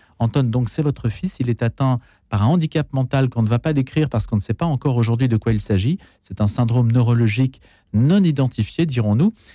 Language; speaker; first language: French; native; French